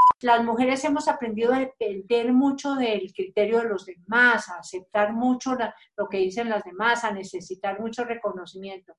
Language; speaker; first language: Spanish; native; Spanish